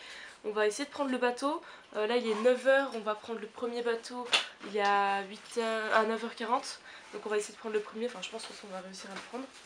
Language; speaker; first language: French; native; French